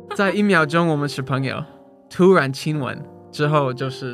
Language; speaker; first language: Chinese; non-native, fluent; English